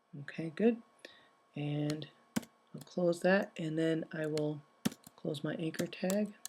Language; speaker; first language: English; native; English